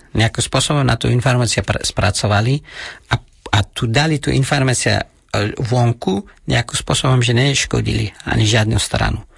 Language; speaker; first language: Slovak; non-native, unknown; Persian